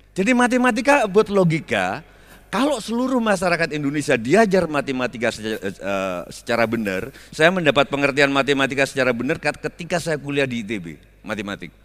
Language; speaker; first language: Indonesian; native; Indonesian